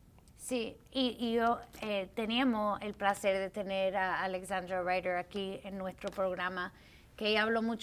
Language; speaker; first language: Spanish; early bilingual, heritage; Spanish